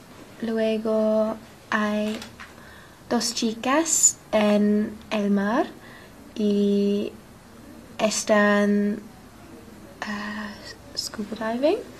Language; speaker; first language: Spanish; non-native, learner; English